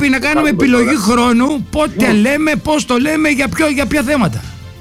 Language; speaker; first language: Greek; native; Greek